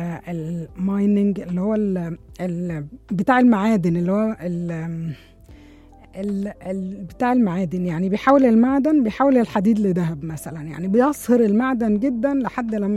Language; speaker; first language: Arabic; native; Arabic